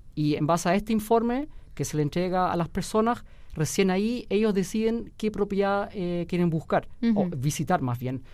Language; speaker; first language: Spanish; early bilingual, heritage; Spanish